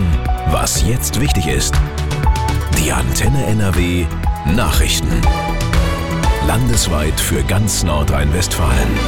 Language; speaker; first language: German; native; German